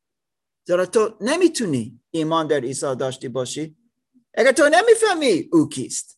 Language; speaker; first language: Persian; non-native, learner; German